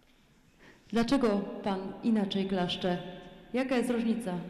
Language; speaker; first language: Polish; native; Polish